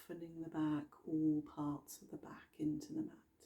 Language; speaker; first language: English; native; English